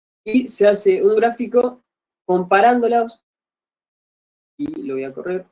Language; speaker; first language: Spanish; native; Spanish